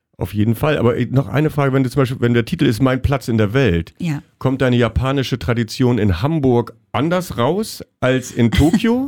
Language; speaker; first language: German; native; German